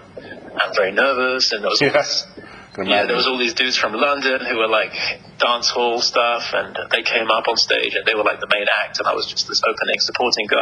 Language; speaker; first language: English; native; English